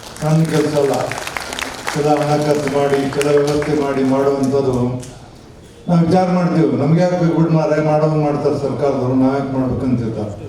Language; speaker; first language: Kannada; native; Kannada